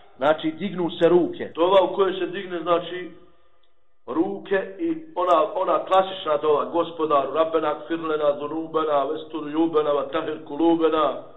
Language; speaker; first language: Bosnian; native; Bosnian